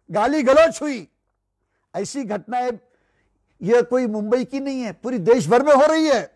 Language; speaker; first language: Hindi; non-native, local second language; Marathi